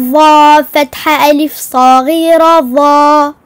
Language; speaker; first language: Arabic; non-native, learner; French